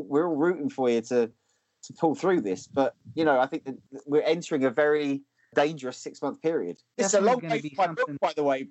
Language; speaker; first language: English; native; English